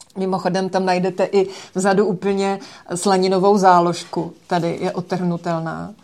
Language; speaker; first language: Czech; native; Czech